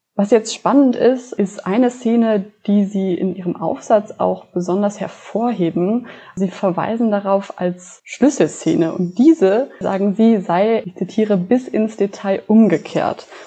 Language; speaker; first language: German; native; German